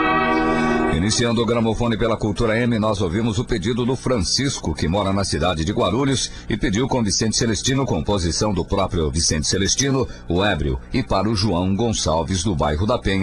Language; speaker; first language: Portuguese; native; Portuguese